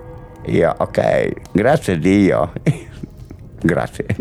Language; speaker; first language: Italian; non-native, learner; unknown